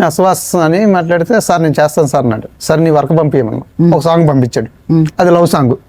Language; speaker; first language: Telugu; native; Telugu